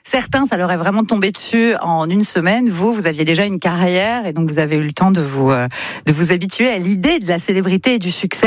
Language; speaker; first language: French; native; French